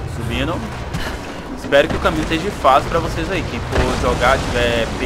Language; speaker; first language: Portuguese; native; Portuguese